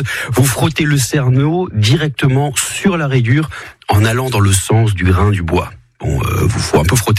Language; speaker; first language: French; native; French